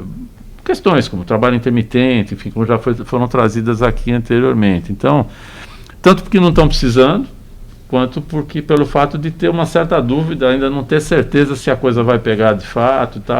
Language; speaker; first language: Portuguese; native; Portuguese